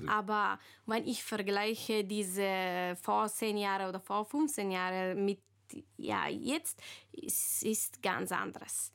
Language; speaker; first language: German; non-native, learner; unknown